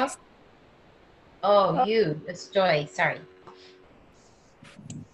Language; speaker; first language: Spanish; non-native, learner; English